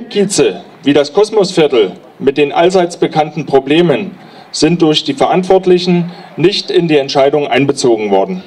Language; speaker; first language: German; native; German